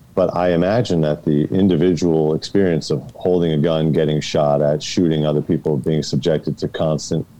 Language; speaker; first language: English; native; English